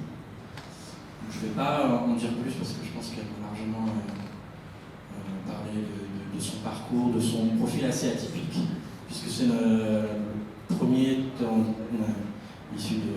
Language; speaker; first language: French; native; French